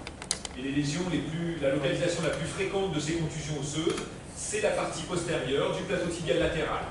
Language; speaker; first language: French; native; French